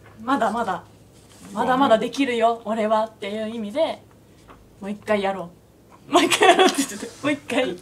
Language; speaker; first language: Japanese; native; Japanese